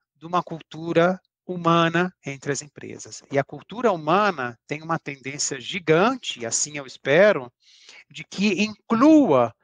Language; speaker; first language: Portuguese; native; Portuguese